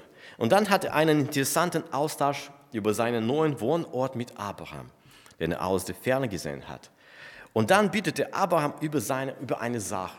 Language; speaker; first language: German; non-native, fluent; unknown